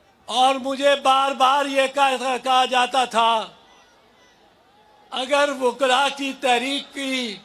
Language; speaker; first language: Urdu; non-native, local second language; Punjabi